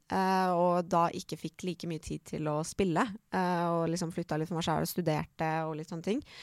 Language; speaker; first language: Norwegian; early bilingual, other home language; Persian